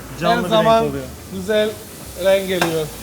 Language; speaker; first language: Turkish; non-native, learner; Italian